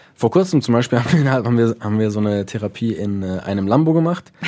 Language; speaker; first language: German; early bilingual, other home language; Dutch